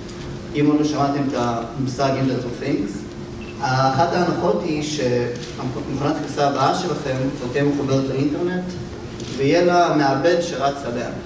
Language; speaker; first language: Hebrew; native; Hebrew